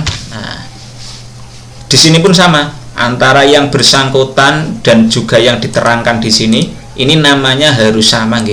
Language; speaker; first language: Indonesian; non-native, local second language; Javanese